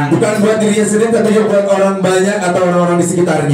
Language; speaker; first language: Indonesian; native; Indonesian